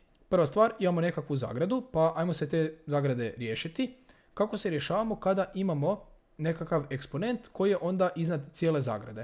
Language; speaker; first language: Croatian; native; Croatian